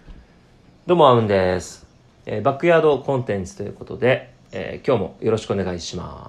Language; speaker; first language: Japanese; native; Japanese